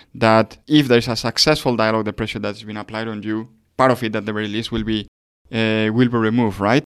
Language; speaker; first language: English; non-native, fluent; Spanish